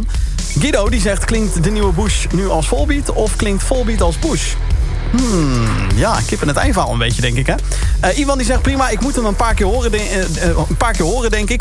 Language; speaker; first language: Dutch; native; Dutch